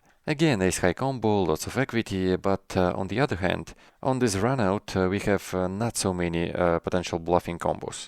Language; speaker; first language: English; non-native, fluent; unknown